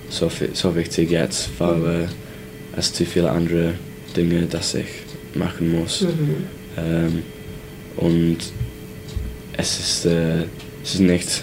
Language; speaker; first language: German; non-native, learner; English